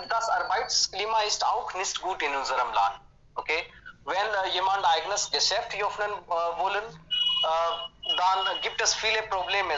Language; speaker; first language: German; non-native, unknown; Hindi